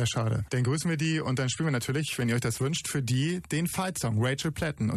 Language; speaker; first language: German; native; German